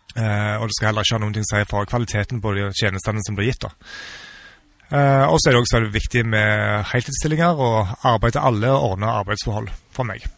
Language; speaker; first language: Norwegian; native; Norwegian